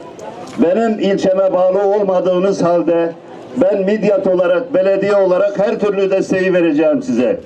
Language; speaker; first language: Turkish; native; Turkish